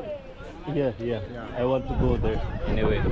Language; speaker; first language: English; non-native, learner; Filipino